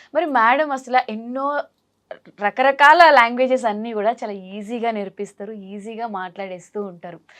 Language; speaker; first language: Telugu; native; Telugu